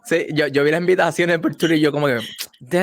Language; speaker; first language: Spanish; native; Spanish